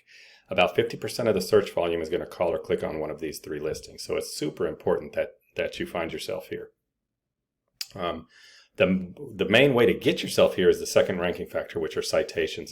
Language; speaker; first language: English; native; English